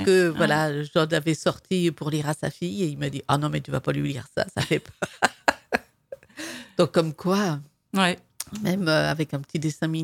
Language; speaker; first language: French; native; French